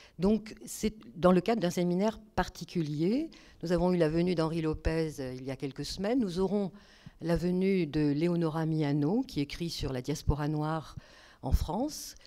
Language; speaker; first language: French; native; French